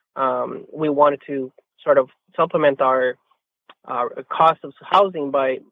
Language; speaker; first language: English; non-native, fluent; Spanish